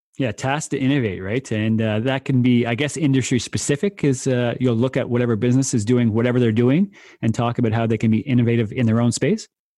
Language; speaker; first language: English; native; English